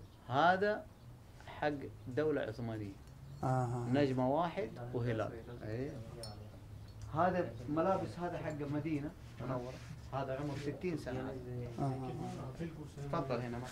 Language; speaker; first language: Arabic; non-native, learner; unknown